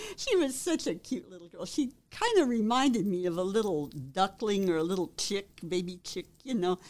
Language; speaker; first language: English; native; English